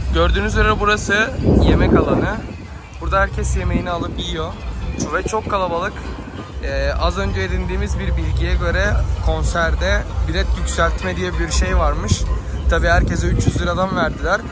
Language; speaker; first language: Turkish; native; Turkish